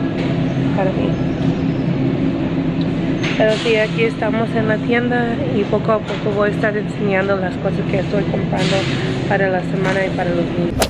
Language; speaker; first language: Spanish; early bilingual, heritage; English